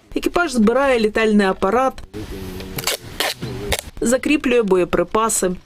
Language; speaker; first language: Ukrainian; native; Ukrainian